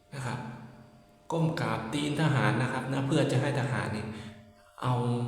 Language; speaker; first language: Thai; native; Thai